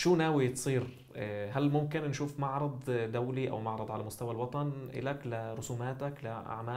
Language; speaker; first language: Arabic; native; Arabic